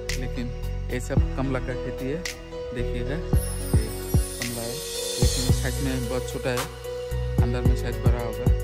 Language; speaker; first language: Hindi; non-native, local second language; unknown